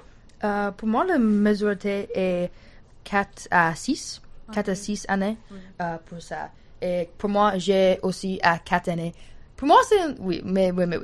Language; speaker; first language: French; non-native, learner; English